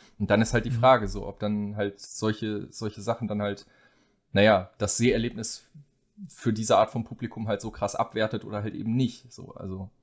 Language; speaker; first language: German; native; German